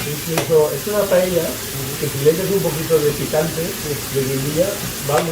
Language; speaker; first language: Spanish; native; Spanish